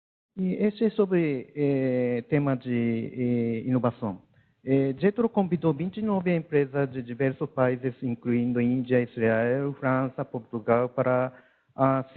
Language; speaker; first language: Portuguese; non-native, learner; Japanese